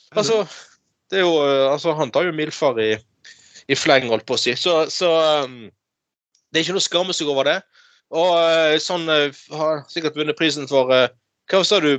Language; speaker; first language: Norwegian; native; Norwegian